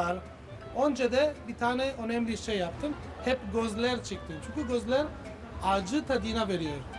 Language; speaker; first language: Turkish; non-native, learner; Italian